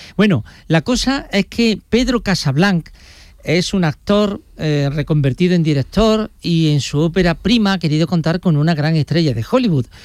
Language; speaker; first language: Spanish; native; Spanish